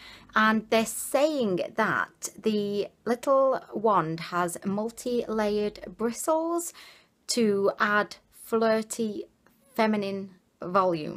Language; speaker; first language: English; native; English